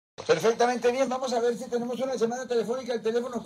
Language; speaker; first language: Spanish; native; Spanish